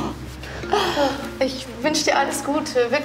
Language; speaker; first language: German; early bilingual, other home language; Turkish